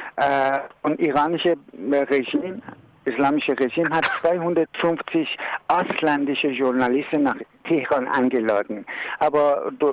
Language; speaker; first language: German; non-native, learner; Persian